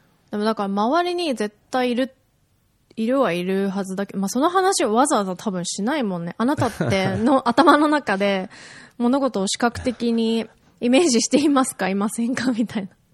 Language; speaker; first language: Japanese; early bilingual, heritage; Japanese